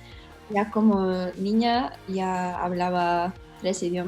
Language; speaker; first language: Spanish; early bilingual, heritage; English